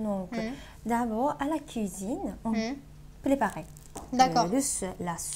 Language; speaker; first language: French; non-native, learner; Japanese